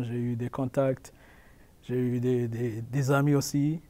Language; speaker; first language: French; non-native, local second language; Rundi